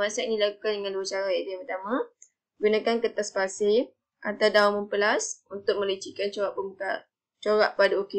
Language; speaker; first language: Malay; native; Malay